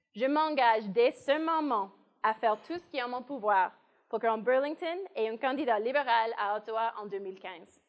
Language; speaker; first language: French; non-native, local second language; English